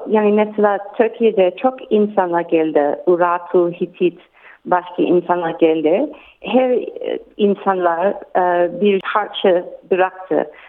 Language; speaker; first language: Turkish; non-native, learner; English